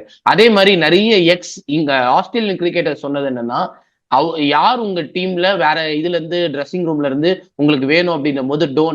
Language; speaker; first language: Tamil; native; Tamil